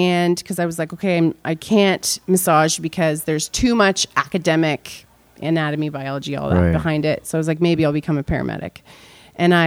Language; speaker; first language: English; non-native, fluent; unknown